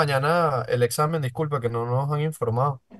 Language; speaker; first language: Spanish; native; Spanish